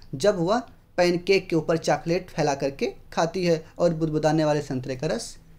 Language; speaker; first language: Hindi; native; Hindi